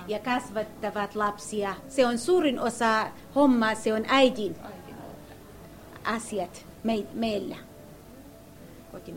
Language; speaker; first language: Finnish; non-native, learner; Kurdish